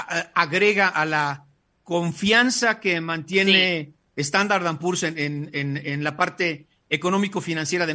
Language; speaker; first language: Spanish; native; Spanish